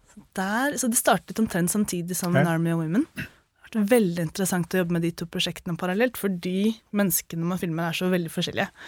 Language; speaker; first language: Norwegian; native; Norwegian